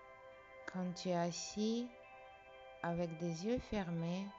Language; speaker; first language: French; non-native, fluent; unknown